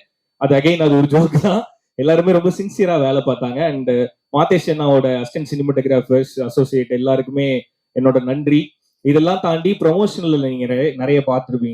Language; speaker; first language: Tamil; native; Tamil